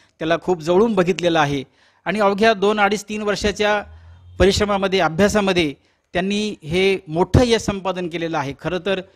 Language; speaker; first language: Marathi; native; Marathi